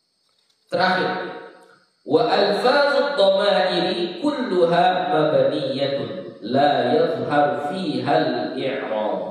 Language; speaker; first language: Arabic; non-native, fluent; Indonesian